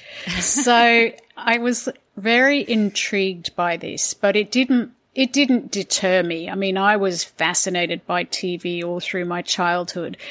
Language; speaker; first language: English; native; English